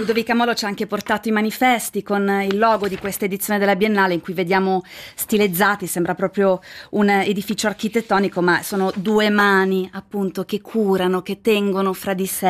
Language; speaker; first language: Italian; native; Italian